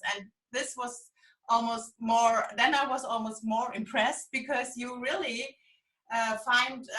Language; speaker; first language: English; non-native, fluent; German